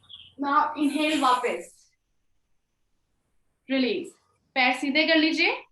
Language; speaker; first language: Hindi; native; Hindi